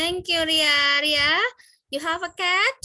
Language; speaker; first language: English; non-native, fluent; Indonesian